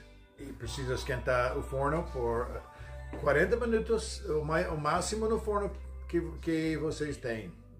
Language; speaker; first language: Portuguese; non-native, learner; English